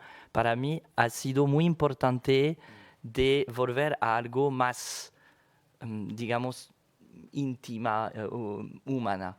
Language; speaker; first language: Spanish; non-native, fluent; French